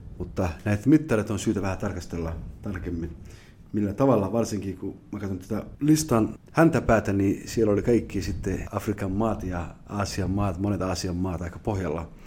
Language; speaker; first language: Finnish; early bilingual, other home language; Somali